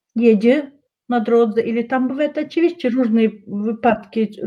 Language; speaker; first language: Polish; non-native, learner; Russian